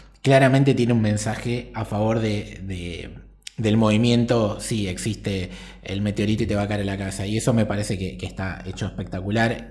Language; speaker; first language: Spanish; native; Spanish